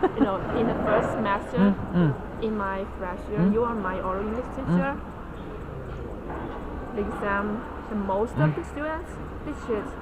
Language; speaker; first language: English; non-native, learner; Chinese